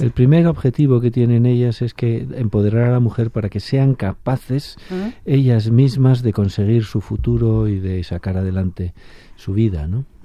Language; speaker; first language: Spanish; native; Spanish